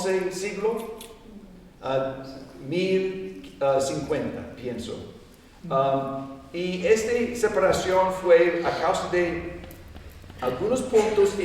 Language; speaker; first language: Spanish; non-native, fluent; English